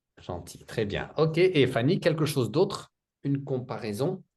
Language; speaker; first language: French; native; French